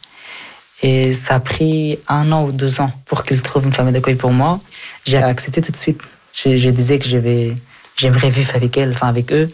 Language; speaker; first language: French; early bilingual, other home language; Hazaragi